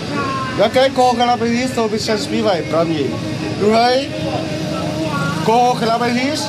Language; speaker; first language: Czech; non-native, learner; Vietnamese